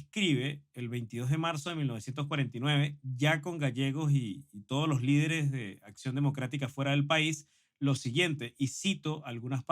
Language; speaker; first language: Spanish; native; Spanish